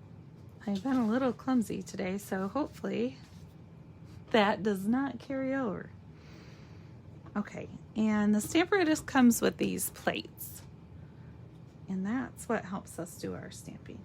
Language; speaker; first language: English; native; English